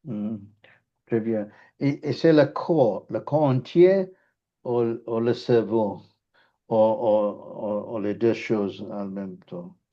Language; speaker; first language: French; non-native, fluent; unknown